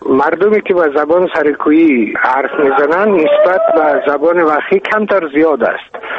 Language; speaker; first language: Persian; early bilingual, heritage; Persian